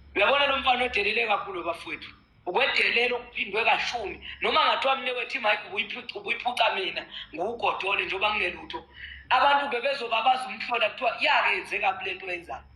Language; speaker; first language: Zulu; native; Zulu